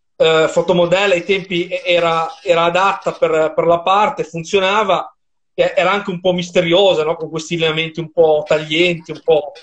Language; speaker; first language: Italian; native; Italian